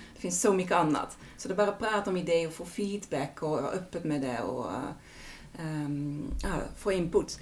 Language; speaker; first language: Swedish; non-native, fluent; Dutch